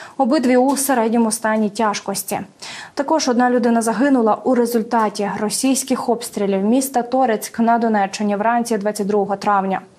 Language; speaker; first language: Ukrainian; native; Ukrainian